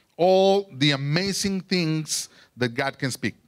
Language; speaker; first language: English; non-native, fluent; Spanish